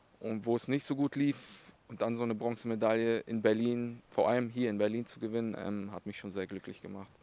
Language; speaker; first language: German; early bilingual, other home language; Russian